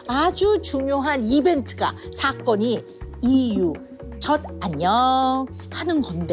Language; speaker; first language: Korean; native; Korean